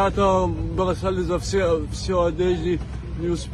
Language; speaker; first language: Russian; non-native, learner; Tajik